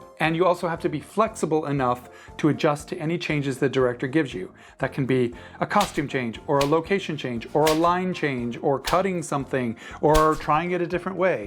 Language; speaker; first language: English; native; English